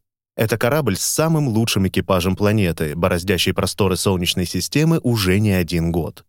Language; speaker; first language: Russian; native; Russian